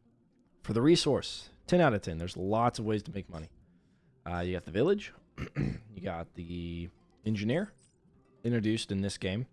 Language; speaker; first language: English; native; English